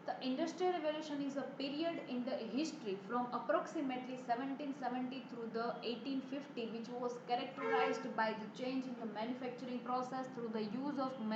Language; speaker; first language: English; non-native, local second language; Gujarati